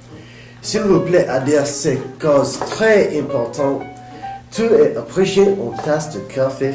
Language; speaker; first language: French; non-native, learner; English